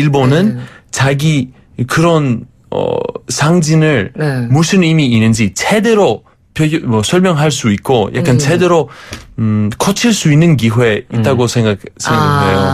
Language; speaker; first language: Korean; non-native, fluent; Greek